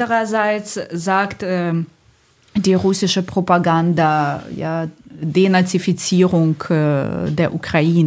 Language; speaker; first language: German; non-native, fluent; Ukrainian